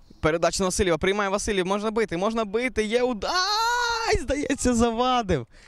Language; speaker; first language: Ukrainian; non-native, local second language; Russian